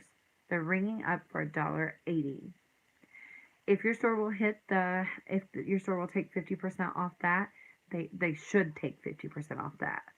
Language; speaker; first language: English; native; English